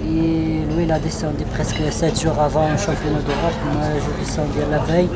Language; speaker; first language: French; non-native, learner; Arabic